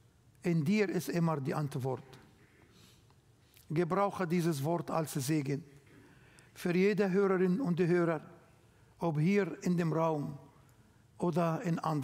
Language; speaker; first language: German; non-native, learner; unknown